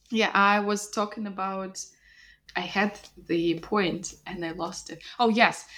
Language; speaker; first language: English; non-native, fluent; Russian